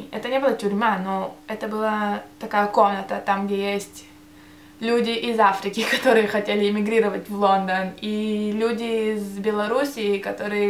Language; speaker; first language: Russian; early bilingual, heritage; Russian